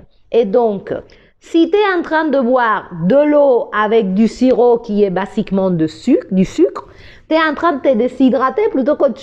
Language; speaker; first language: French; non-native, fluent; Spanish